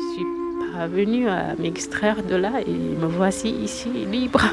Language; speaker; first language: French; non-native, local second language; Kinyarwanda